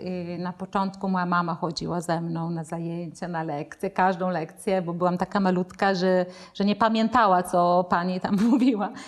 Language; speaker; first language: Polish; non-native, fluent; Italian